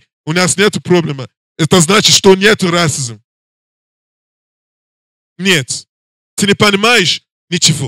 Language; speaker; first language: Russian; non-native, learner; English